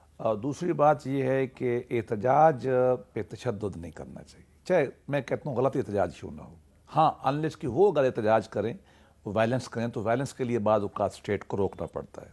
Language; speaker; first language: Urdu; non-native, local second language; Saraiki